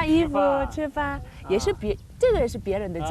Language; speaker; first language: Chinese; non-native, learner; Korean